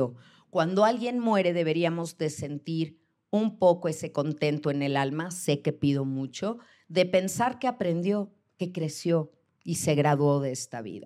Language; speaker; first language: Spanish; native; Spanish